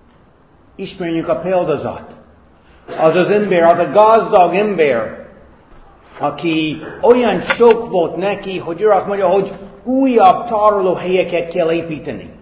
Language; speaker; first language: Hungarian; non-native, fluent; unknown